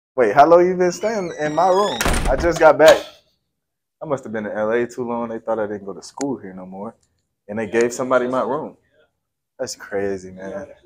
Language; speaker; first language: English; native; English